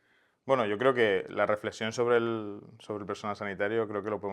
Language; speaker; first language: Spanish; native; Spanish